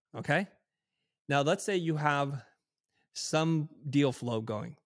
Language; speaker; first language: English; native; English